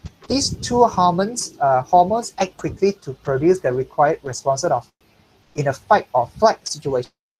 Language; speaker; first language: English; non-native, local second language; Chinese